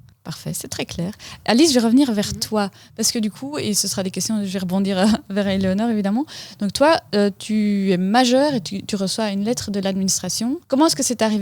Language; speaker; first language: French; native; French